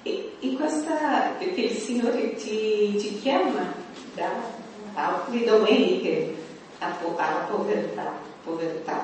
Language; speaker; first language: Italian; non-native, fluent; Portuguese